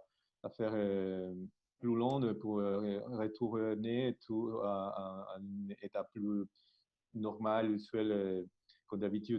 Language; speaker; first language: French; non-native, learner; Spanish